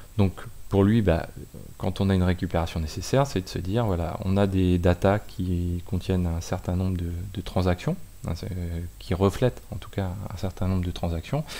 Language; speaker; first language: French; native; French